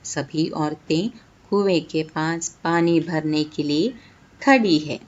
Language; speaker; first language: Hindi; non-native, local second language; Malayalam